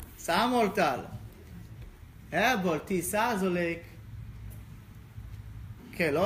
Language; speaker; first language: Hungarian; non-native, learner; Hebrew